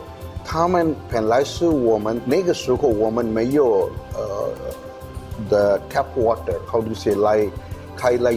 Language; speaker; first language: Chinese; non-native, fluent; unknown